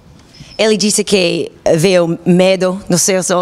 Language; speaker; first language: Portuguese; non-native, learner; English